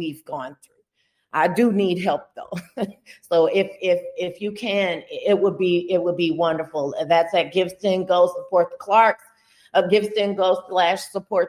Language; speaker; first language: English; native; English